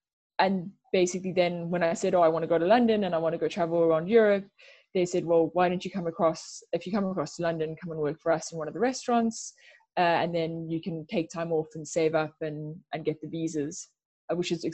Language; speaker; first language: English; native; English